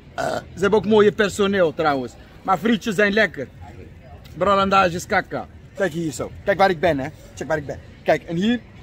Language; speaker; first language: Dutch; non-native, fluent; Arabic